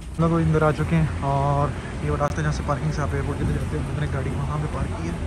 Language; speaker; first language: Urdu; native; Urdu